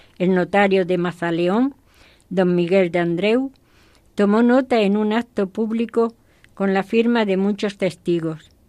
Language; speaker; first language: Spanish; native; Spanish